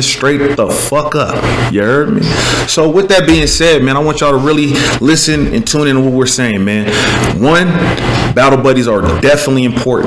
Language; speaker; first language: English; native; English